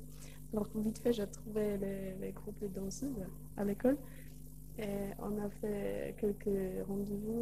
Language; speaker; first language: French; non-native, learner; Polish